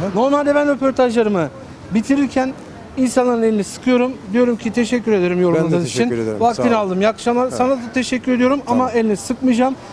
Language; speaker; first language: Turkish; native; Turkish